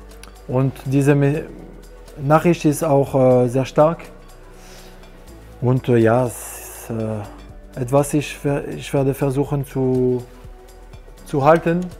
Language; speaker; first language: German; non-native, learner; French